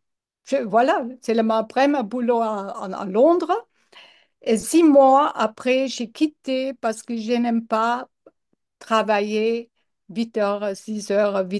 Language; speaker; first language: French; non-native, learner; English